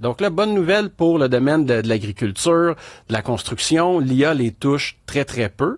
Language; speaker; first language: French; native; French